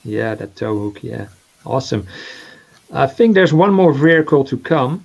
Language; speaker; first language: English; non-native, fluent; Dutch